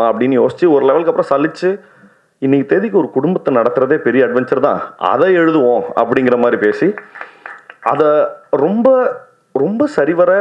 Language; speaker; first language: Tamil; native; Tamil